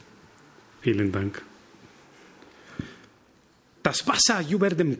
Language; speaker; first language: German; non-native, fluent; Spanish